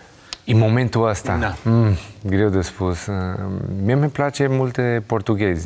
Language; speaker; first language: Romanian; non-native, learner; Portuguese